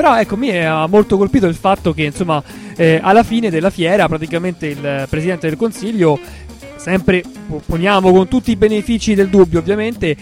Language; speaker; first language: Italian; native; Italian